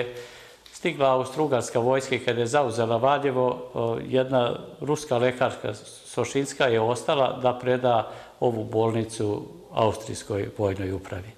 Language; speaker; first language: Russian; non-native, learner; Serbian